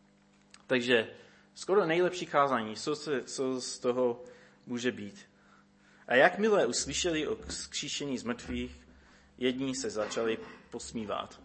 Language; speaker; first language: Czech; non-native, fluent; English